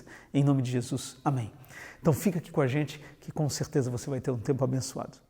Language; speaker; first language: Portuguese; native; Portuguese